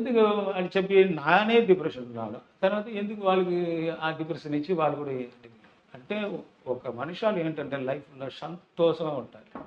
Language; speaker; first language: Telugu; non-native, learner; Tamil